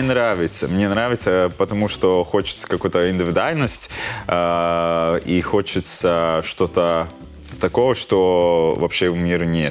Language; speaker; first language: Russian; non-native, local second language; Latvian